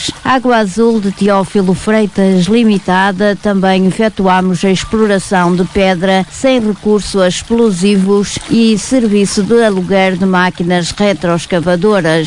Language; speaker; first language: Portuguese; native; Portuguese